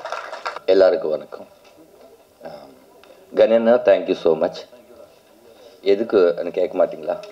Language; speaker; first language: Tamil; non-native, learner; Telugu